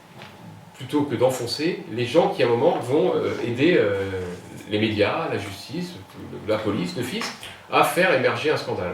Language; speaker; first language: French; native; French